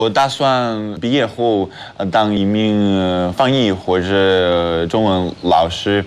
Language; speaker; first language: Chinese; non-native, fluent; Russian